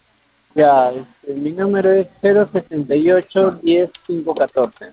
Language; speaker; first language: Spanish; native; Spanish